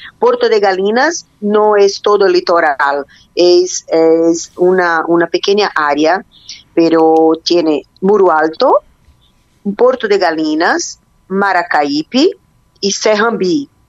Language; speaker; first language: Spanish; non-native, learner; Portuguese